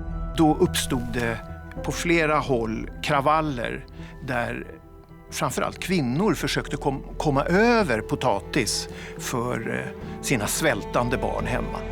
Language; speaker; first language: Swedish; native; Swedish